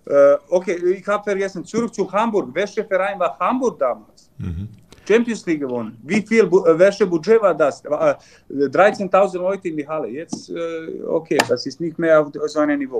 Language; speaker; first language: German; non-native, learner; Serbian